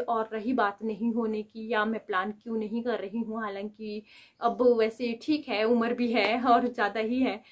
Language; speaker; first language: Hindi; native; Hindi